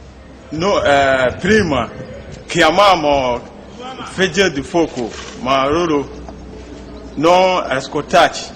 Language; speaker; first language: Italian; non-native, learner; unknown